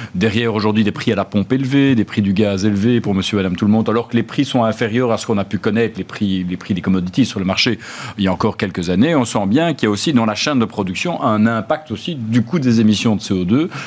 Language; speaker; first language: French; native; French